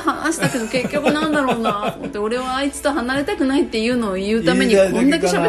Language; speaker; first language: Japanese; native; Japanese